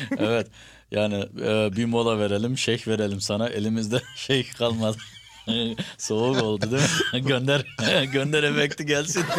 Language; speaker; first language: Turkish; early bilingual, heritage; Turkish